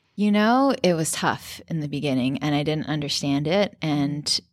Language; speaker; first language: English; native; English